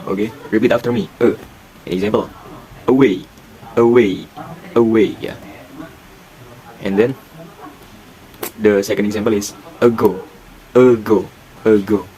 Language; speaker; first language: English; non-native, learner; Indonesian